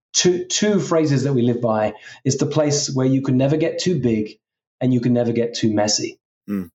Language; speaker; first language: English; native; English